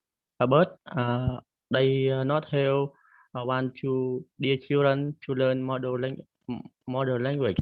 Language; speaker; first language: English; non-native, learner; Khmer